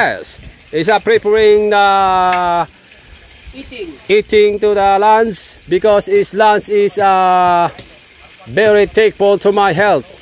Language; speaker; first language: English; non-native, learner; Filipino